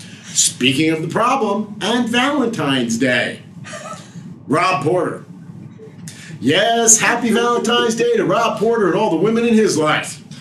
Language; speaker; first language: English; native; English